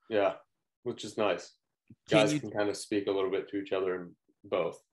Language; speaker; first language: English; native; English